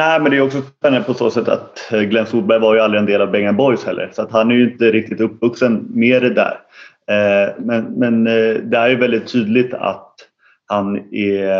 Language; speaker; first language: Swedish; native; Swedish